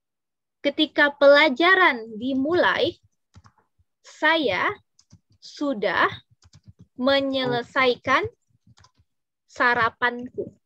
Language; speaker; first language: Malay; non-native, fluent; Indonesian